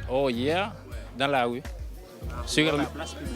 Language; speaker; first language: French; non-native, local second language; Haitian Creole